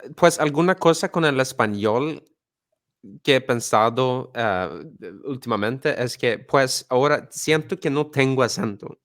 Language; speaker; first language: Spanish; non-native, fluent; Swedish